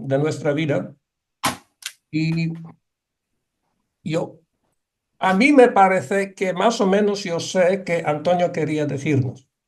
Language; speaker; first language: Spanish; non-native, fluent; Polish